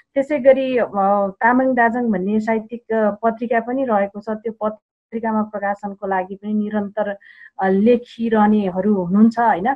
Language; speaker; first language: Nepali; non-native, local second language; Eastern Tamang